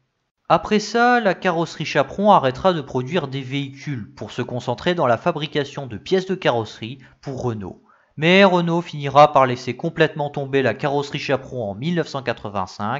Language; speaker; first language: French; native; French